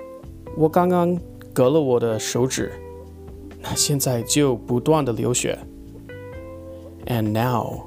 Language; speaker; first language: Chinese; non-native, fluent; English